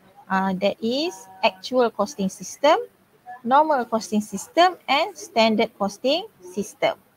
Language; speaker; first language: English; non-native, local second language; Malay